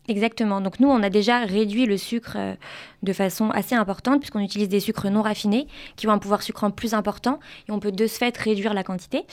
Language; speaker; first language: French; native; French